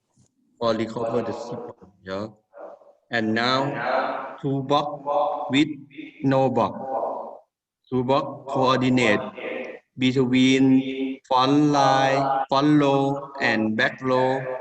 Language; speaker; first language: English; non-native, learner; Thai